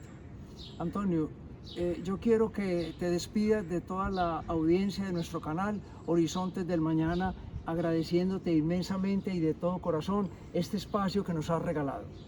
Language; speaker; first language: Spanish; native; Spanish